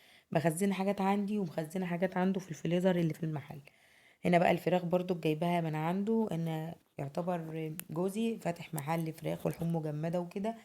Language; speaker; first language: Arabic; native; Arabic